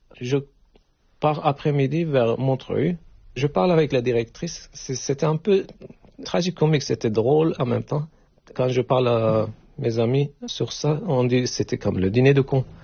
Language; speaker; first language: French; non-native, learner; Turkish